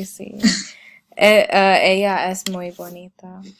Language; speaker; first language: Spanish; non-native, learner; English